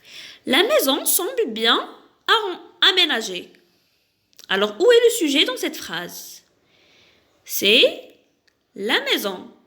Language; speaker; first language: French; non-native, local second language; Arabic